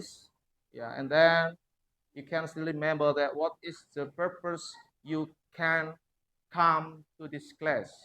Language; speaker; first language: English; non-native, learner; Javanese